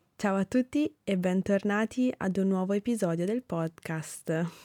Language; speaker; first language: Italian; native; Italian